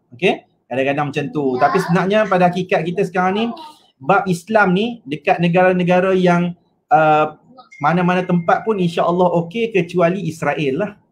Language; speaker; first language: Malay; native; Malay